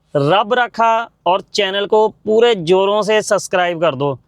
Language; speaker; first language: Hindi; non-native, local second language; Punjabi